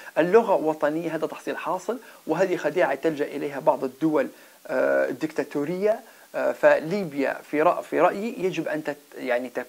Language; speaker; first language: Arabic; non-native, local second language; Berber languages